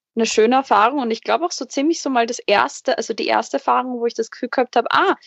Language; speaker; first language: German; native; German